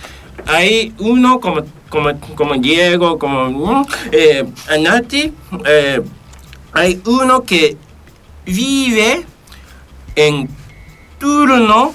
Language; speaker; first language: Spanish; non-native, fluent; Japanese